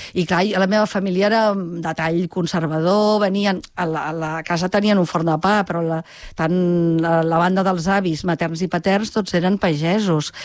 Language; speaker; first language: Catalan; native; Catalan